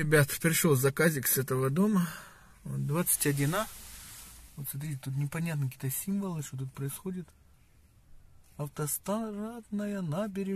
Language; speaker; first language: Russian; native; Russian